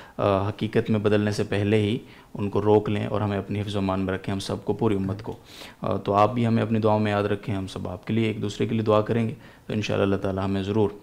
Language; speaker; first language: Urdu; native; Urdu